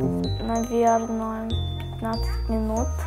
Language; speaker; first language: Russian; early bilingual, heritage; Russian